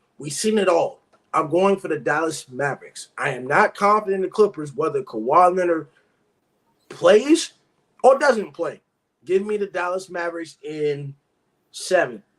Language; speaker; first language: English; native; English